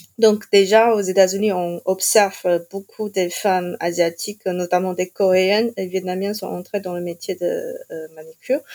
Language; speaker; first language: French; non-native, fluent; Chinese